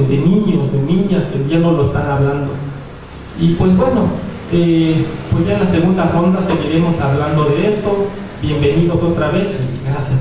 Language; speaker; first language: Spanish; non-native, local second language; Zapotec